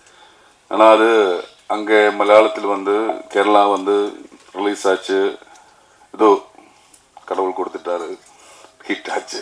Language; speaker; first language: Tamil; non-native, learner; Malayalam